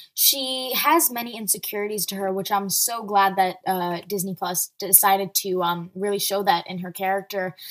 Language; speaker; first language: English; early bilingual, other home language; Arabic